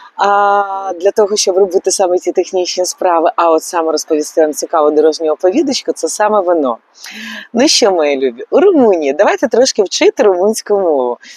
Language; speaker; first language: Ukrainian; native; Ukrainian